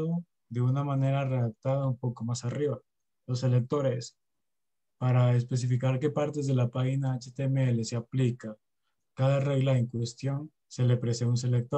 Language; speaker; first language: Spanish; native; Spanish